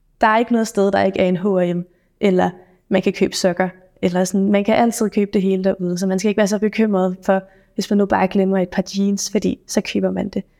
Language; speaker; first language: Danish; native; Danish